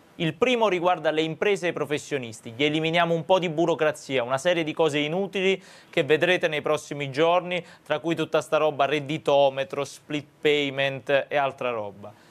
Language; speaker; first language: Italian; native; Italian